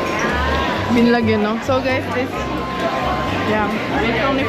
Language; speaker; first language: English; non-native, local second language; Filipino